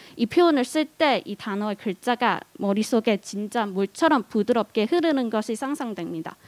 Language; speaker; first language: Korean; non-native, fluent; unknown